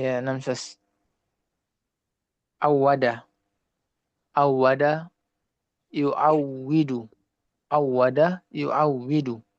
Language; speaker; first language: Arabic; non-native, learner; Indonesian